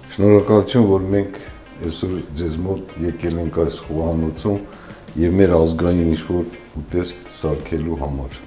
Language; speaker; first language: Armenian; non-native, local second language; Kurdish